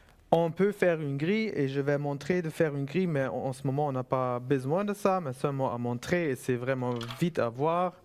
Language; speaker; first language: French; non-native, fluent; German